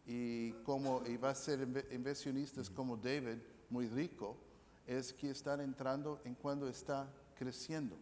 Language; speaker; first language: Spanish; non-native, fluent; English